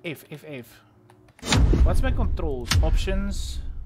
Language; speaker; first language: English; non-native, local second language; Afrikaans